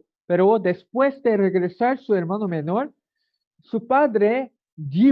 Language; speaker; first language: Spanish; non-native, learner; Korean